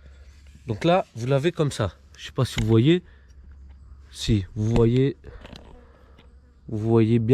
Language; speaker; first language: French; native; French